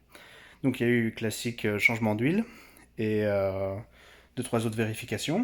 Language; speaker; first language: French; native; French